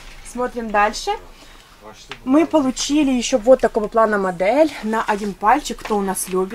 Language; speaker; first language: Russian; native; Russian